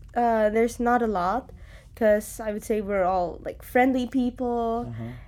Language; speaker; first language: English; native; English